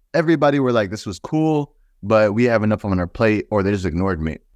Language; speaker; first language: English; native; English